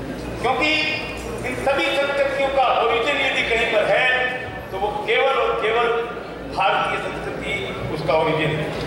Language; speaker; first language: Hindi; native; Hindi